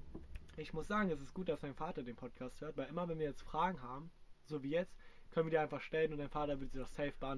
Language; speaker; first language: German; native; German